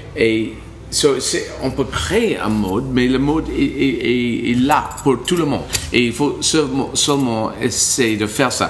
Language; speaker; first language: French; non-native, learner; English